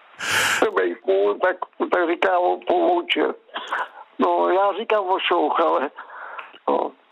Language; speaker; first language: Czech; native; Czech